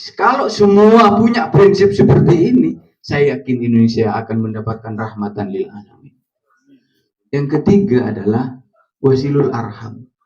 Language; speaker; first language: Indonesian; non-native, local second language; Madurese